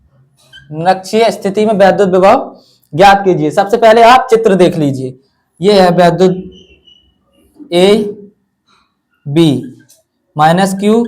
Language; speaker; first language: Hindi; native; Hindi